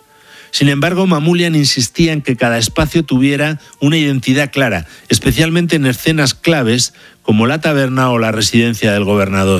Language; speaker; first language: Spanish; native; Spanish